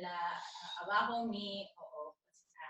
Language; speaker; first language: Spanish; non-native, learner; English